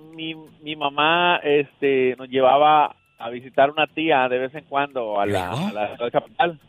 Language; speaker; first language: Spanish; native; Spanish